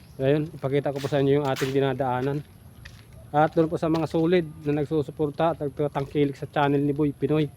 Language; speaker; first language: Filipino; non-native, local second language; Bikol